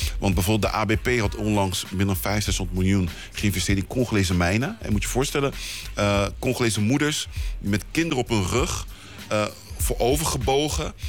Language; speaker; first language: Dutch; early bilingual, other home language; Lingala